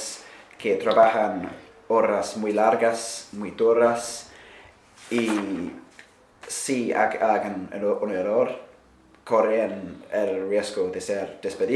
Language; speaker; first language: Spanish; non-native, fluent; English